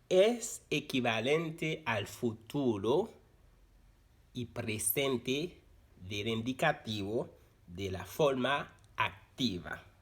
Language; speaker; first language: Spanish; non-native, fluent; Haitian Creole